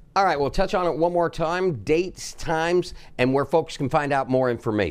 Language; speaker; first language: English; native; English